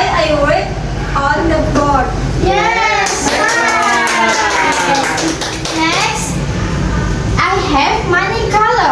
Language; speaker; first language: English; non-native, learner; Indonesian